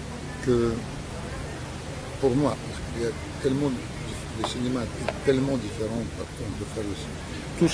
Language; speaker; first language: French; non-native, fluent; Russian